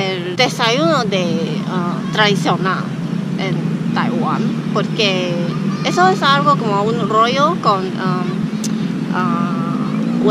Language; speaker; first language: Spanish; non-native, learner; Chinese